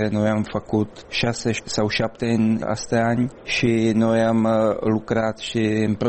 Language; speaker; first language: Romanian; non-native, learner; Czech